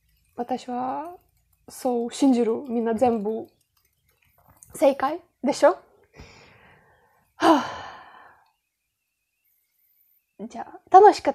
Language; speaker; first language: Japanese; non-native, learner; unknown